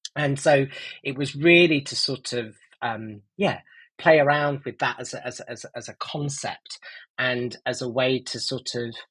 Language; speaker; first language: English; native; English